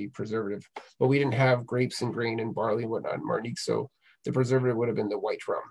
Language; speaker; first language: English; native; English